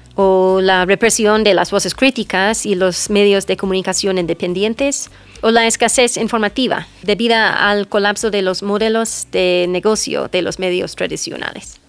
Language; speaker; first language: Spanish; non-native, fluent; English